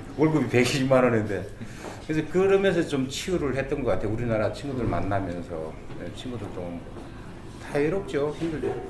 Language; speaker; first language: Korean; native; Korean